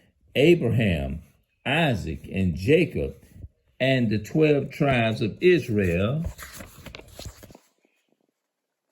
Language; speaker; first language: English; native; English